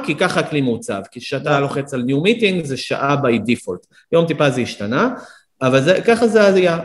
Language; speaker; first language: Hebrew; native; Hebrew